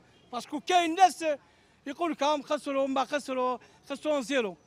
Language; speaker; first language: Arabic; native; Arabic